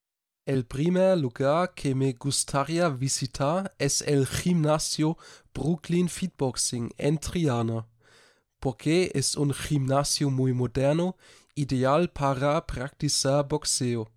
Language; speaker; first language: Spanish; non-native, learner; German